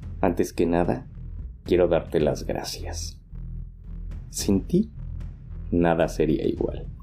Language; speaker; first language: Spanish; native; Spanish